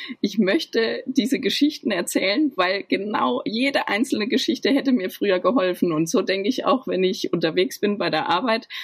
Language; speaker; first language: German; native; German